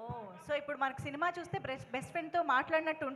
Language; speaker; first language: Telugu; native; Telugu